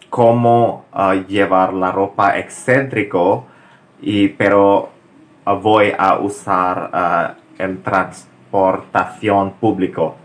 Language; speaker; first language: Spanish; non-native, learner; Indonesian